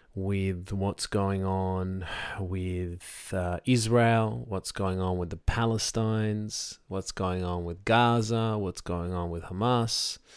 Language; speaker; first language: English; native; English